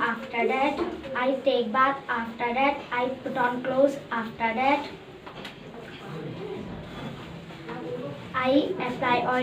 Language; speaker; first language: English; non-native, learner; Hindi